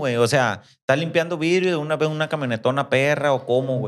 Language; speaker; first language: Spanish; native; Spanish